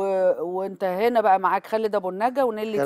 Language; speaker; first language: Arabic; native; Arabic